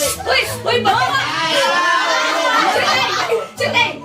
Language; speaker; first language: English; non-native, local second language; Cebuano